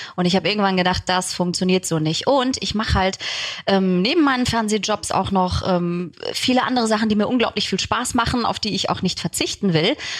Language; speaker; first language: German; early bilingual, other home language; Turkish